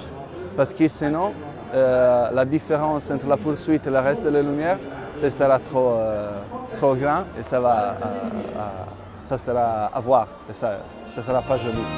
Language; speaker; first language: French; non-native, learner; Italian